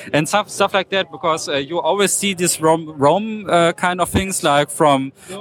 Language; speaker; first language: English; non-native, fluent; German